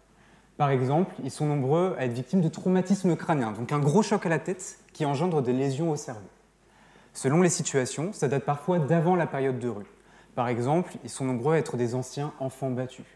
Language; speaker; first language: French; native; French